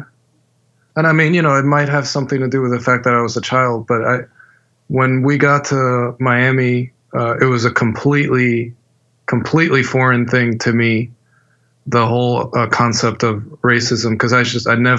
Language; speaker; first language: English; native; English